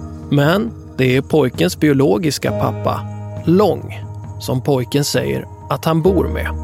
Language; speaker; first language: Swedish; native; Swedish